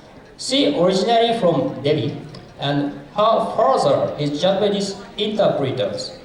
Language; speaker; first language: English; non-native, fluent; Japanese